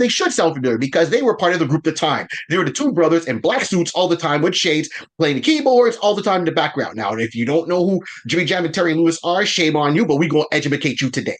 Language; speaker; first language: English; native; English